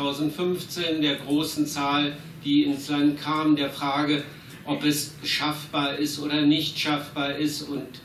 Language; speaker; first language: German; native; German